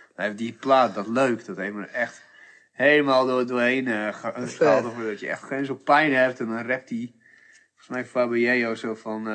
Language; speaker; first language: Dutch; early bilingual, other home language; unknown